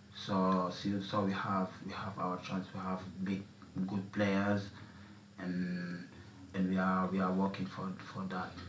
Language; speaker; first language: English; non-native, learner; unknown